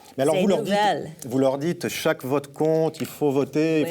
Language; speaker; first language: French; native; French